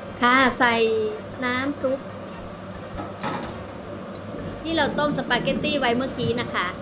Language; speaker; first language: Thai; native; Thai